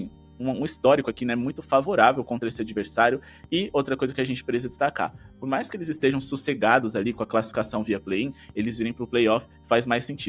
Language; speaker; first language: Portuguese; native; Portuguese